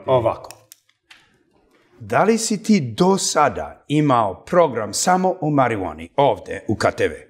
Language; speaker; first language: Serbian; early bilingual, heritage; English